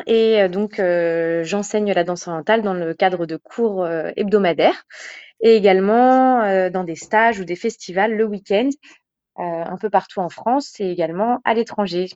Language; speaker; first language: French; native; French